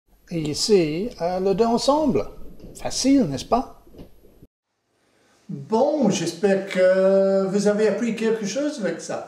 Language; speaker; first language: French; non-native, fluent; English